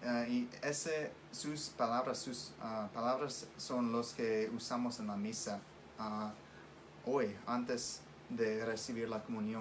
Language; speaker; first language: Spanish; non-native, fluent; English